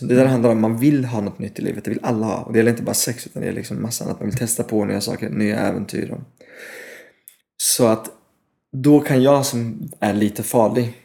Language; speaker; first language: Swedish; non-native, fluent; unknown